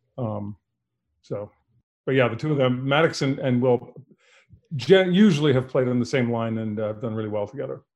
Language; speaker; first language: English; native; English